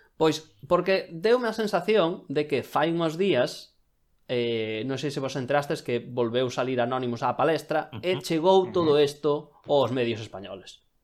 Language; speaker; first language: Galician; non-native, local second language; Spanish